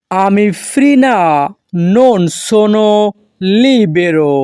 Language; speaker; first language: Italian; non-native, learner; Bangla